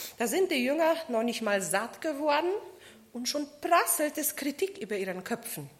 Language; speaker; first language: German; non-native, fluent; Polish